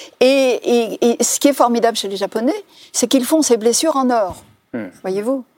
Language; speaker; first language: French; non-native, local second language; Arabic